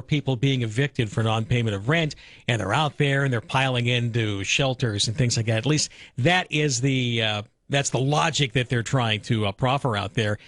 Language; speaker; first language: English; native; English